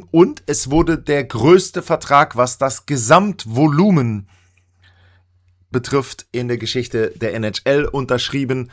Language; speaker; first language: German; native; German